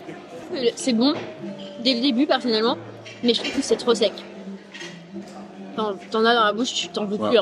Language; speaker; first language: French; native; French